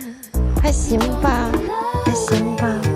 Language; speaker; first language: Chinese; native; Chinese